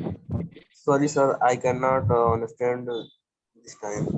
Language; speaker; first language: English; non-native, learner; Hindi